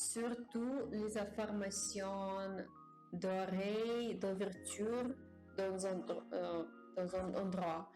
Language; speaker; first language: French; non-native, learner; Japanese